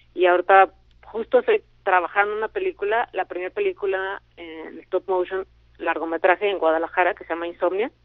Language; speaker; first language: Spanish; native; Spanish